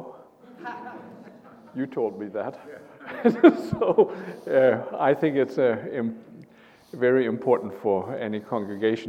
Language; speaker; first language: English; non-native, fluent; German